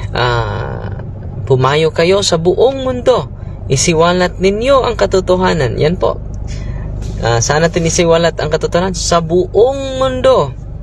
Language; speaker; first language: Filipino; non-native, local second language; Cebuano